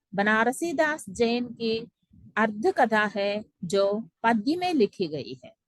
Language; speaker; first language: Hindi; non-native, local second language; Telugu